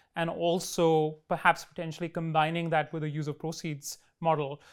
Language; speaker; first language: English; non-native, local second language; Hindi